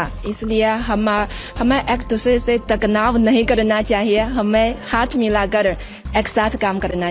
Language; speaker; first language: Hindi; non-native, fluent; Chinese